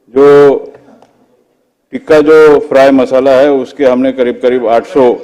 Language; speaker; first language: Hindi; non-native, local second language; Marathi